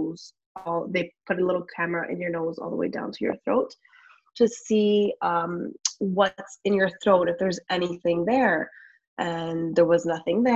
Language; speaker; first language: English; native; English